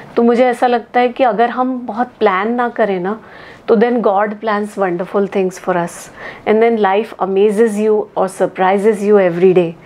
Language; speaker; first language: Hindi; native; Hindi